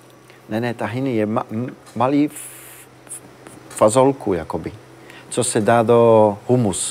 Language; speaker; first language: Czech; non-native, fluent; French